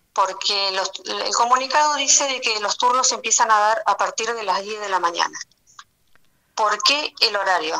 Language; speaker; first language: Spanish; native; Spanish